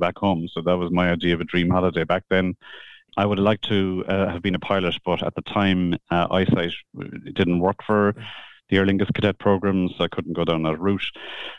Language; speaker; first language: English; native; English